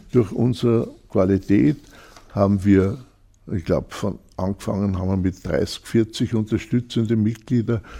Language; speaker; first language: German; native; German